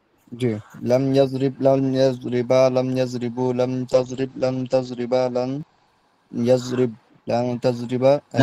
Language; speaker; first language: Arabic; non-native, learner; Bangla